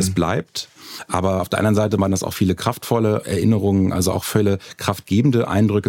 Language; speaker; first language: German; native; German